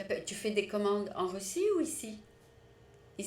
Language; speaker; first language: French; native; French